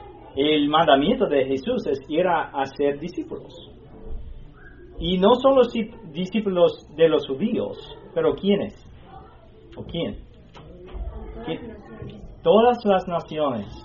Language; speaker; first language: Spanish; non-native, fluent; English